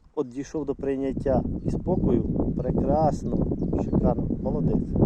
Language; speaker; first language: Ukrainian; non-native, local second language; Russian